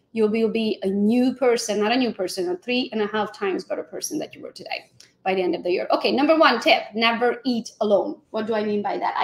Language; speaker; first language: English; non-native, fluent; Hungarian